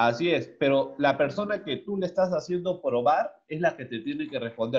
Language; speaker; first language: Spanish; native; Spanish